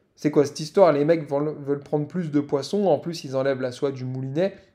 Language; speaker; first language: French; native; French